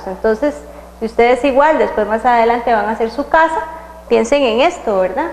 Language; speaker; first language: Spanish; native; Spanish